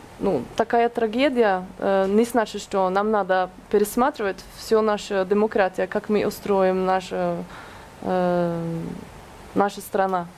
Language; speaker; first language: Russian; non-native, fluent; Norwegian